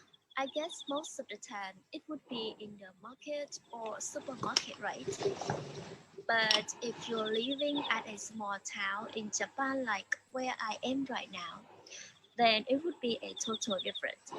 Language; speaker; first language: English; non-native, learner; Vietnamese